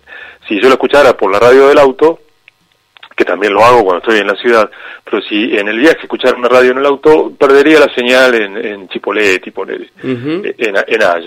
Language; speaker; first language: Spanish; native; Spanish